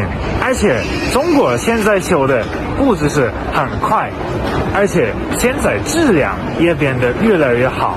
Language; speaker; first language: Chinese; non-native, fluent; German